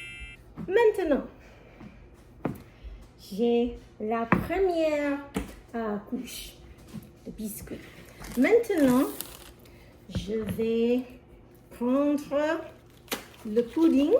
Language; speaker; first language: French; non-native, learner; English